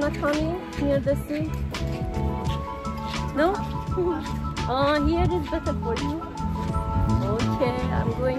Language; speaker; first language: English; non-native, learner; Persian